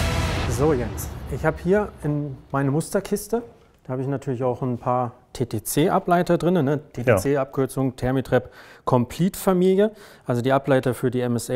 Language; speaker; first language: German; native; German